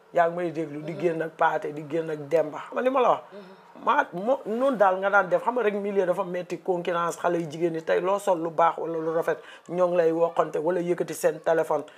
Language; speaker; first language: Wolof; native; Wolof